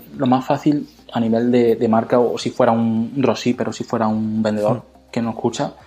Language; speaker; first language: Spanish; native; Spanish